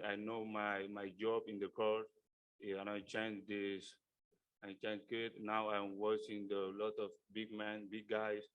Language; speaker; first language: English; non-native, learner; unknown